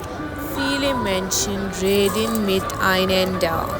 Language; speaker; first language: German; non-native, learner; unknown